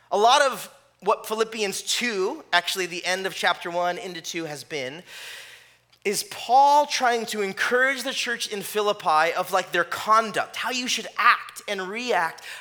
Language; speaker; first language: English; native; English